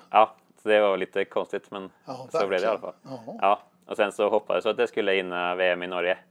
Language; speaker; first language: Swedish; non-native, fluent; Norwegian